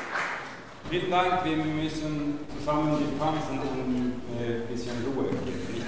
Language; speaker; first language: German; non-native, learner; Swedish